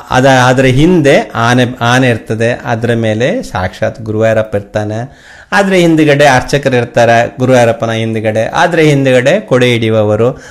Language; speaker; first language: Kannada; native; Kannada